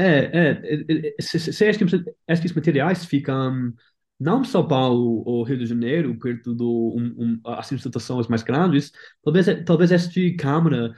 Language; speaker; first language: Portuguese; non-native, learner; English